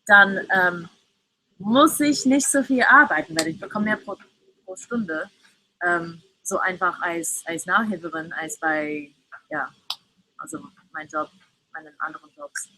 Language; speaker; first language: German; non-native, fluent; English